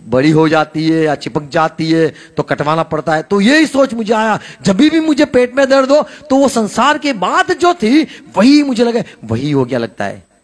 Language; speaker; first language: Hindi; non-native, local second language; Gujarati